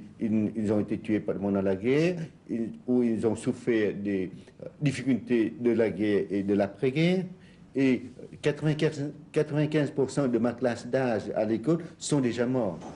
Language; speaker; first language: French; non-native, local second language; Vietnamese